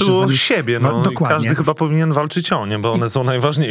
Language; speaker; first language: Polish; native; Polish